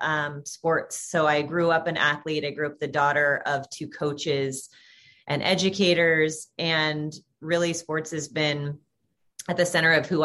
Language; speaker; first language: English; native; English